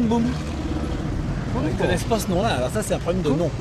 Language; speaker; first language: French; native; French